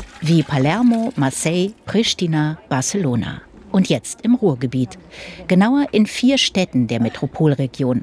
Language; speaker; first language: German; native; German